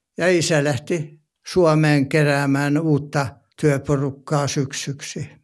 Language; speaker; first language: Finnish; native; Finnish